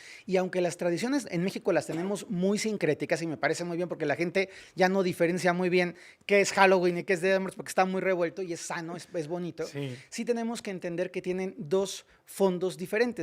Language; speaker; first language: Spanish; native; Spanish